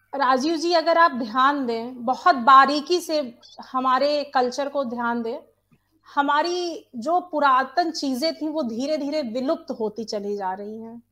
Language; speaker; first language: Hindi; native; Hindi